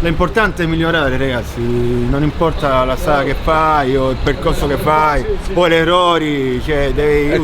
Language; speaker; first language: Italian; native; Italian